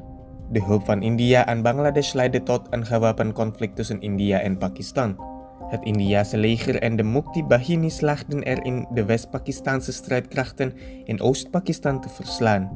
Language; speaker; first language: Dutch; non-native, fluent; Indonesian